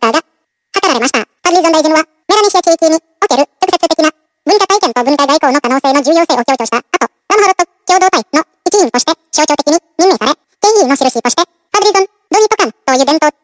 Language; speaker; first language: Japanese; non-native, fluent; Indonesian